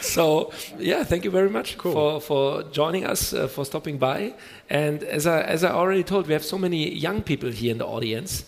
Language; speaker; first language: English; non-native, fluent; German